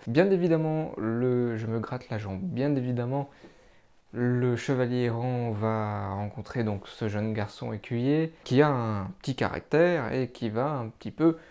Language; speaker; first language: French; native; French